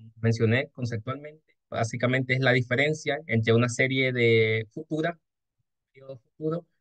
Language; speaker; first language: Spanish; native; Spanish